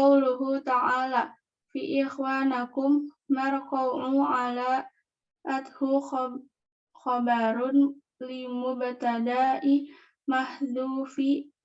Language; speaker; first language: Arabic; non-native, learner; Indonesian